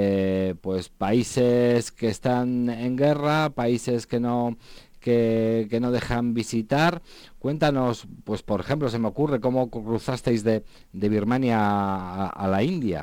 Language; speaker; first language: Spanish; native; Spanish